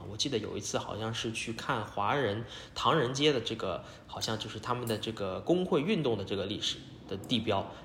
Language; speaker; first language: Chinese; native; Chinese